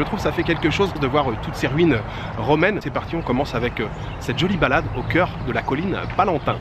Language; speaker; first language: French; native; French